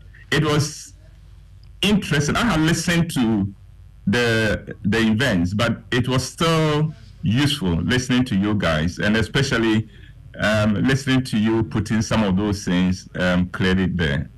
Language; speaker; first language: English; non-native, local second language; Akan